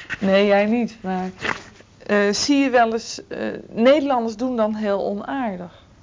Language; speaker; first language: Dutch; native; Dutch